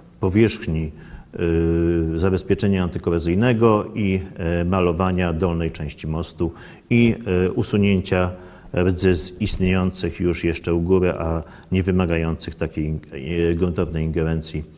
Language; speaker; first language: Polish; native; Polish